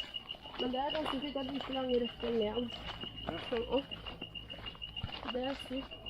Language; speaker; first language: Norwegian; early bilingual, heritage; Norwegian